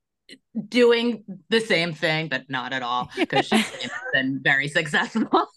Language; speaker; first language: English; native; English